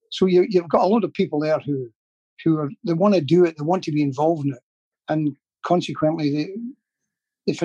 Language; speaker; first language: English; native; English